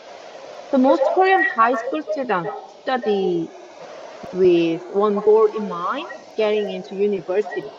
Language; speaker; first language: English; non-native, learner; Korean